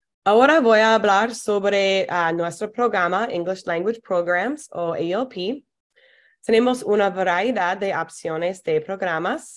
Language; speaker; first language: Spanish; non-native, fluent; English